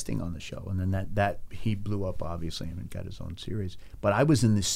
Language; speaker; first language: English; native; English